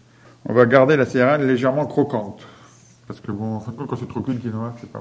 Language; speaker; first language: French; native; French